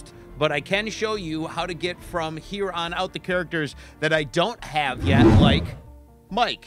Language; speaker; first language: English; native; English